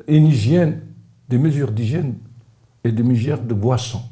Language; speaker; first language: French; non-native, local second language; Arabic